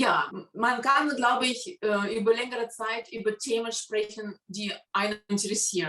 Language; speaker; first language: German; non-native, fluent; Russian